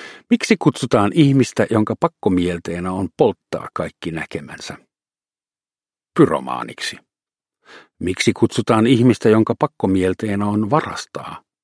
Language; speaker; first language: Finnish; non-native, fluent; German